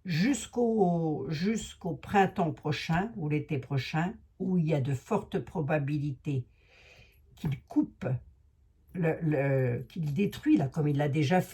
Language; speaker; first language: French; native; French